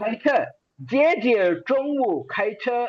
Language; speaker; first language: Chinese; non-native, fluent; Tamil